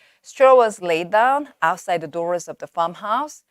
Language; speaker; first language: English; non-native, fluent; Korean